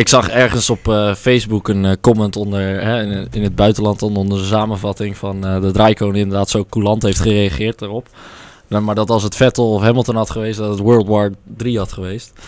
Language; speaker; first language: Dutch; native; Dutch